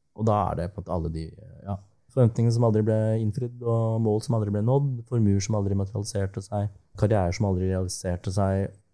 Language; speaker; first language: Norwegian; early bilingual, other home language; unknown